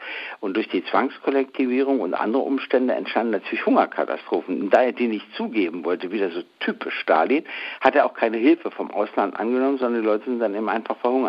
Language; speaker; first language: German; native; German